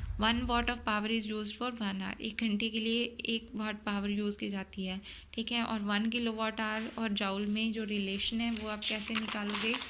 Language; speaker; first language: Hindi; native; Hindi